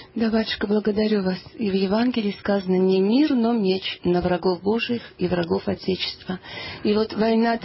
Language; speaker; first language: Russian; native; Russian